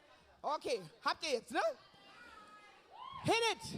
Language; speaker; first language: German; native; German